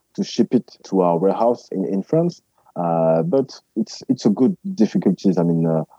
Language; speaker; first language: English; non-native, fluent; French